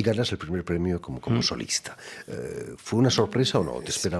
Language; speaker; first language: Spanish; native; Spanish